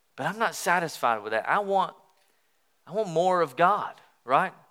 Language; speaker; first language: English; native; English